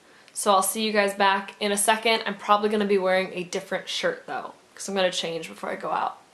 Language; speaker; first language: English; native; English